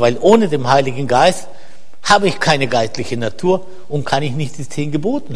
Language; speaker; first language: German; non-native, fluent; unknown